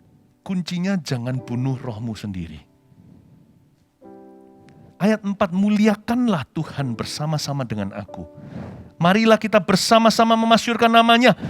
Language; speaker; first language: Indonesian; native; Indonesian